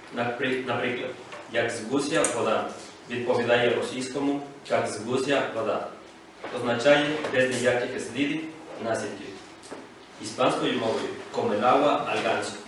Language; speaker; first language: Ukrainian; non-native, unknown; Spanish